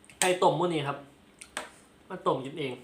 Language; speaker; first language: Thai; non-native, local second language; Lao